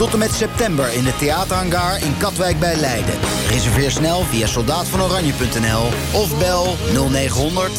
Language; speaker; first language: Dutch; native; Dutch